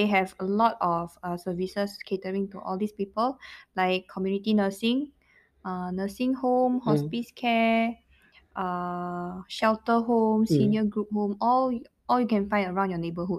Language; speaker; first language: English; non-native, local second language; Chinese